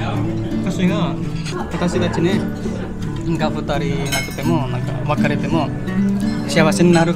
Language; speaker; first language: Japanese; non-native, fluent; Indonesian